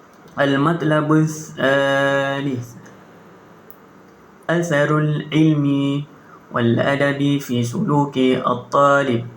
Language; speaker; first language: Arabic; non-native, learner; Malay